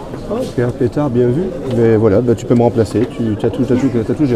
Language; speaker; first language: French; native; French